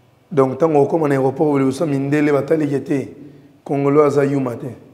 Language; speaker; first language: French; non-native, local second language; Lingala